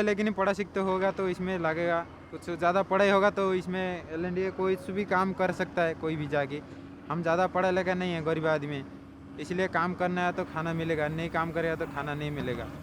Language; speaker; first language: Hindi; non-native, local second language; Odia